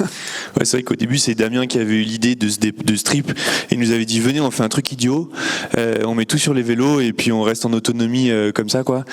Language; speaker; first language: French; native; French